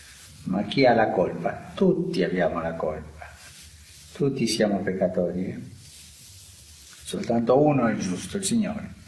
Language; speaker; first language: Italian; non-native, fluent; Spanish